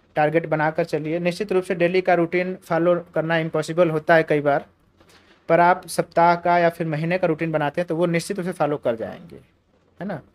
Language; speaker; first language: Hindi; native; Hindi